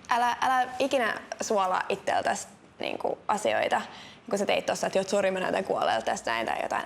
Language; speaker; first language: Finnish; native; Finnish